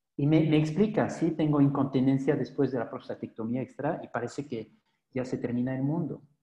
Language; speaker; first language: Spanish; non-native, fluent; French